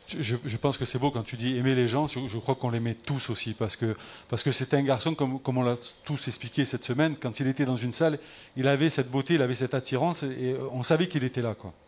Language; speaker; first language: French; native; French